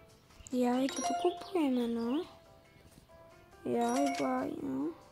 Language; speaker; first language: Slovak; native; Slovak